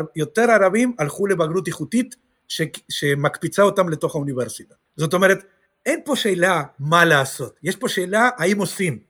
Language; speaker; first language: Hebrew; non-native, fluent; Spanish